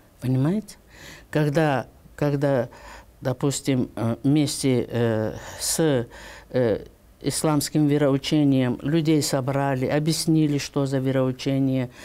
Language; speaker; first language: Russian; non-native, local second language; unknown